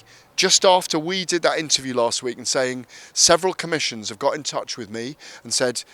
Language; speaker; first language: English; native; English